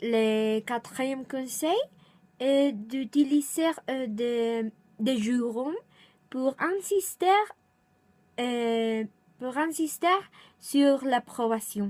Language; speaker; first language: French; non-native, learner; Spanish